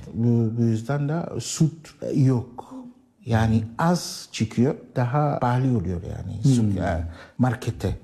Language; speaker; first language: Turkish; non-native, learner; Arabic